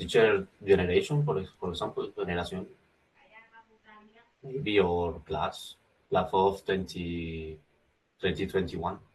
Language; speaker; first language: English; non-native, learner; Spanish